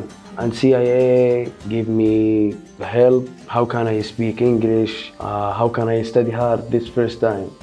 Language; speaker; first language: English; non-native, learner; Arabic